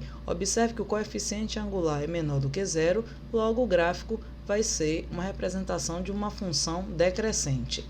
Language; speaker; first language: Portuguese; native; Portuguese